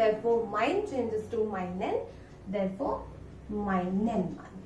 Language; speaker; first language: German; non-native, fluent; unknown